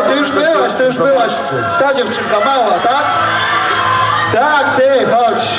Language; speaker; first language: Polish; native; Polish